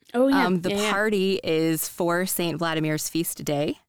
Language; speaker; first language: English; native; English